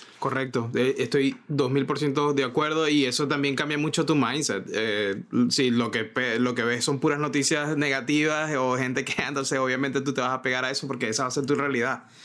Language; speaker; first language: Spanish; native; Spanish